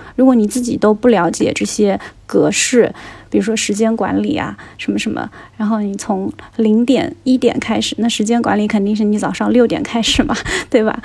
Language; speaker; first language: Chinese; native; Chinese